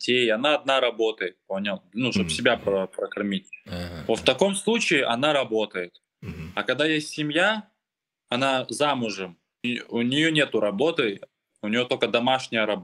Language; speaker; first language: Russian; non-native, local second language; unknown